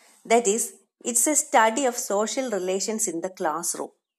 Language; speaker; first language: English; non-native, local second language; Malayalam